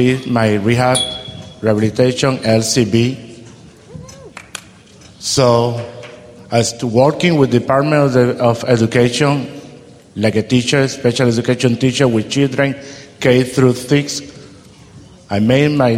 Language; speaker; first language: English; non-native, fluent; Spanish